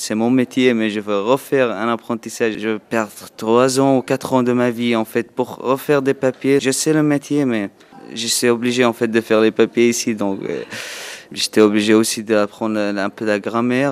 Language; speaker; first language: French; non-native, learner; Arabic